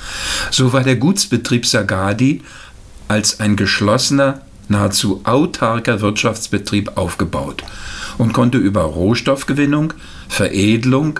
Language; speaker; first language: German; native; German